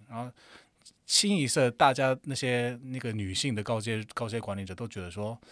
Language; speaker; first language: Chinese; non-native, fluent; Korean